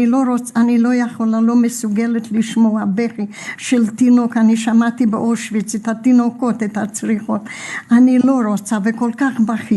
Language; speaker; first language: Hebrew; non-native, fluent; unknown